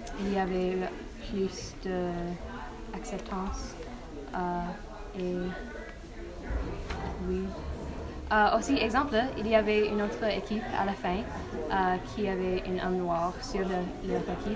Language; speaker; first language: French; non-native, learner; English